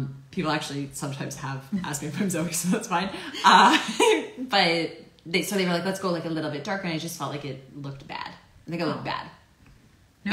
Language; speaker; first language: English; native; English